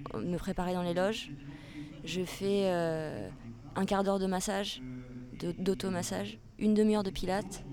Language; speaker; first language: French; native; French